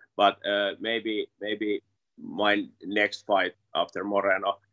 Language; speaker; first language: English; non-native, learner; Finnish